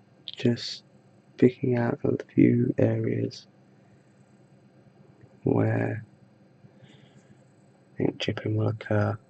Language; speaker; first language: English; native; English